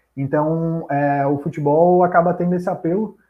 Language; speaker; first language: Portuguese; native; Portuguese